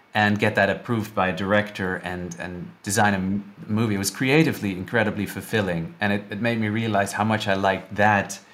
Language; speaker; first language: English; non-native, fluent; Dutch